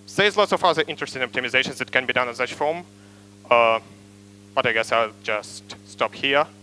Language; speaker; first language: English; non-native, fluent; Ukrainian